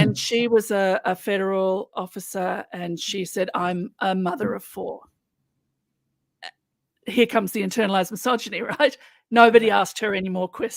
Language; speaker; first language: English; native; English